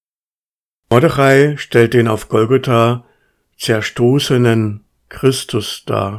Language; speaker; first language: German; native; German